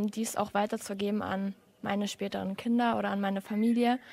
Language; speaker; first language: German; non-native, local second language; Upper Sorbian